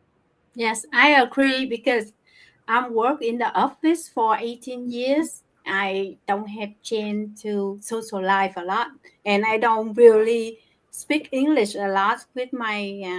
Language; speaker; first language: English; non-native, learner; Vietnamese